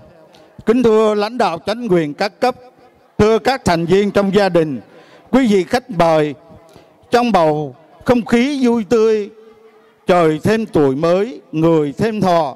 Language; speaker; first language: Vietnamese; native; Vietnamese